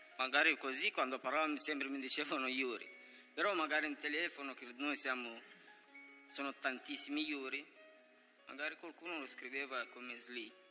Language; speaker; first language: Italian; non-native, learner; Romanian